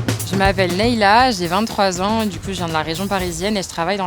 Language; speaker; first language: French; native; French